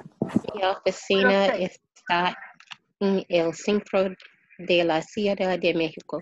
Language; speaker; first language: Spanish; non-native, learner; English